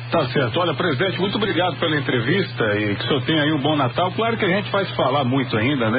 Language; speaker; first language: Portuguese; native; Portuguese